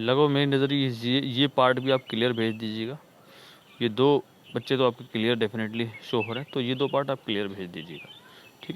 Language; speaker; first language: Hindi; native; Hindi